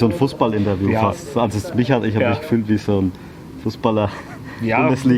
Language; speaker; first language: German; native; German